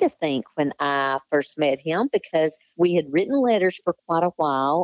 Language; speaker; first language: English; native; English